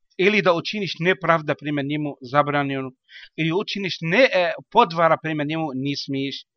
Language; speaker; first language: Bosnian; non-native, learner; Arabic